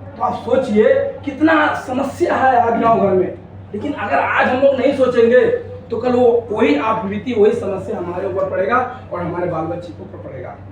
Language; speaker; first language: Hindi; native; Hindi